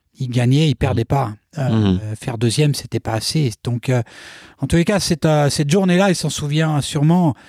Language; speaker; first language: French; native; French